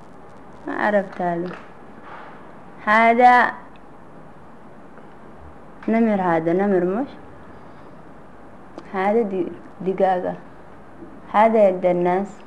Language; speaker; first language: Arabic; non-native, learner; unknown